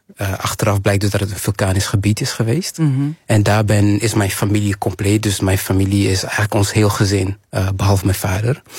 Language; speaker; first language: Dutch; early bilingual, other home language; Kinyarwanda